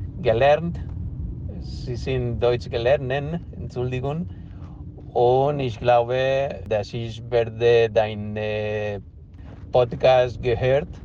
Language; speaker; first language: German; non-native, learner; Spanish